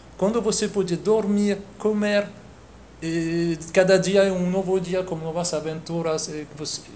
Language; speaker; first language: Portuguese; non-native, fluent; French